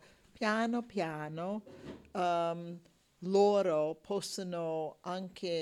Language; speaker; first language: Italian; non-native, learner; English